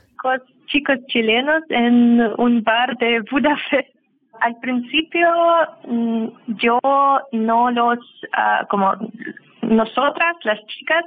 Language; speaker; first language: Spanish; non-native, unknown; Russian